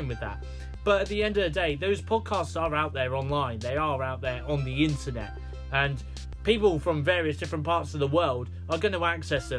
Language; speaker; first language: English; native; English